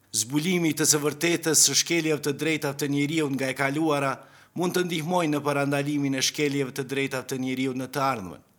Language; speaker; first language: Albanian; native; Albanian